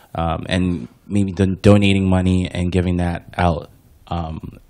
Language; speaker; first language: English; native; English